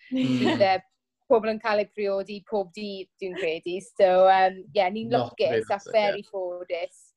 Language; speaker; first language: Welsh; non-native, local second language; English